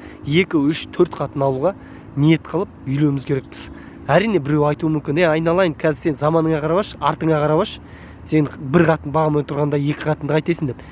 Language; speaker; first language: Kazakh; native; Kazakh